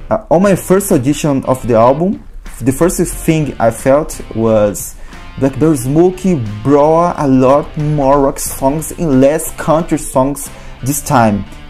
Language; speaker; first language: English; non-native, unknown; Portuguese